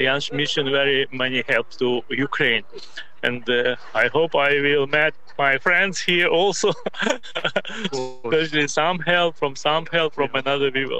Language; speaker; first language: English; non-native, learner; Ukrainian